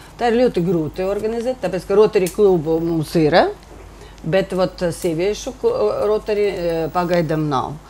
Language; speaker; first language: Latvian; non-native, local second language; Russian